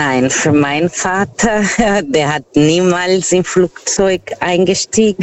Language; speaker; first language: German; non-native, fluent; Portuguese